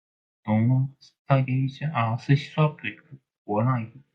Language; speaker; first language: Korean; native; Korean